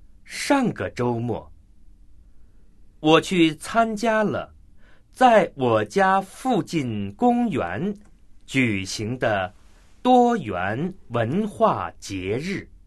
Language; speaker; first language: Chinese; non-native, learner; English